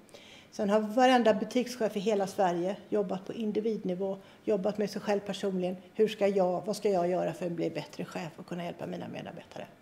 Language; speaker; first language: Swedish; native; Swedish